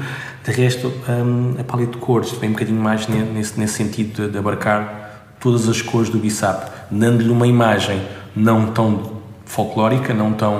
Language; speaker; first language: Portuguese; native; Portuguese